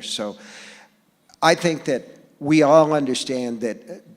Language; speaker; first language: English; native; English